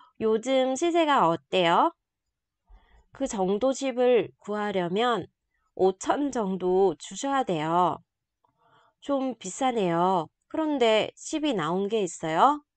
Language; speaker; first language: Korean; non-native, fluent; Vietnamese